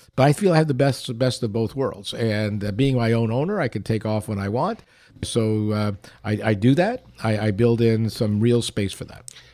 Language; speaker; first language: English; early bilingual, other home language; Yiddish